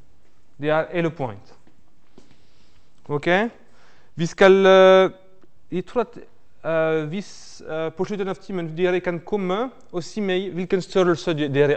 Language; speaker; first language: Norwegian; non-native, fluent; French